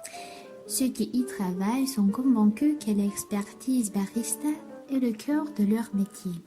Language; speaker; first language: French; non-native, learner; Romanian